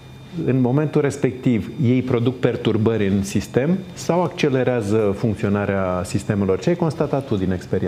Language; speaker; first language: Romanian; native; Romanian